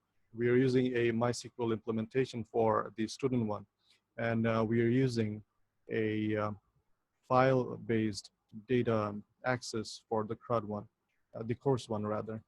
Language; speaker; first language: English; non-native, local second language; Bangla